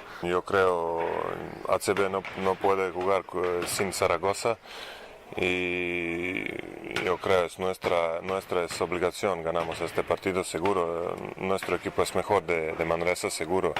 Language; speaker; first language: Spanish; non-native, learner; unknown